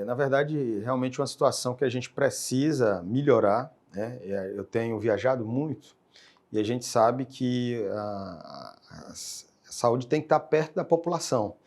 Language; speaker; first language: Portuguese; native; Portuguese